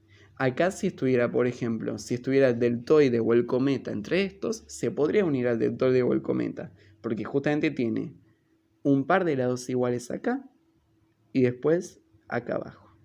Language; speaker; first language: Spanish; native; Spanish